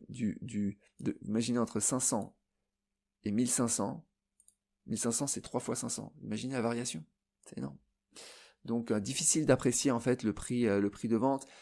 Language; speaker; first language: French; native; French